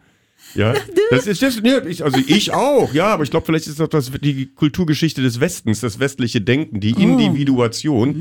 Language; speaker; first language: German; native; German